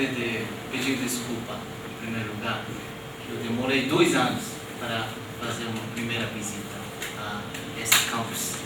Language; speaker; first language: Portuguese; non-native, fluent; Japanese